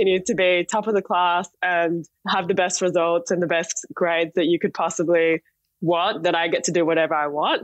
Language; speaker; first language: English; native; English